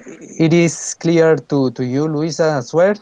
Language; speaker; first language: English; non-native, fluent; Spanish